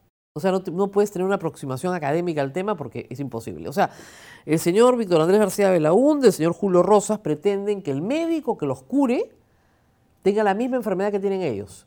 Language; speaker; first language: Spanish; native; Spanish